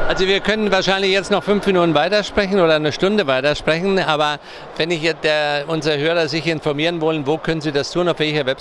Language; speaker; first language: German; native; German